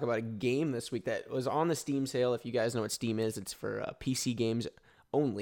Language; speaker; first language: English; native; English